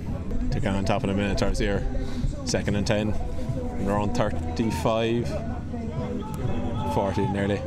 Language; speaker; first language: English; native; English